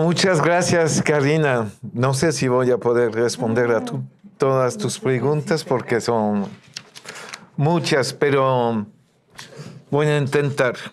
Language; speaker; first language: Spanish; non-native, fluent; French